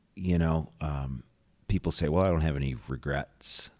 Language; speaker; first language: English; native; English